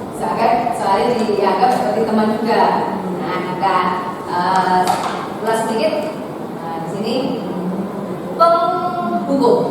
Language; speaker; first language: Indonesian; non-native, local second language; Javanese